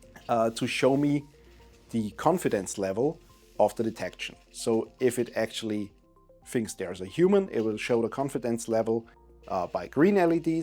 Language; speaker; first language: English; non-native, fluent; German